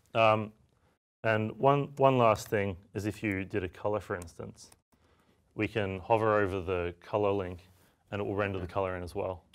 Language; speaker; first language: English; native; English